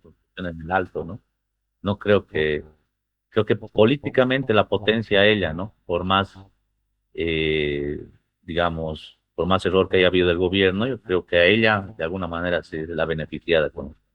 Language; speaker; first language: Spanish; native; Spanish